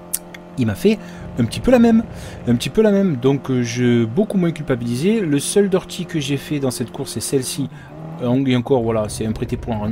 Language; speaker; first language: French; native; French